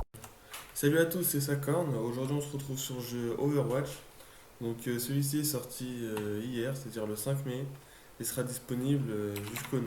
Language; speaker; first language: French; native; French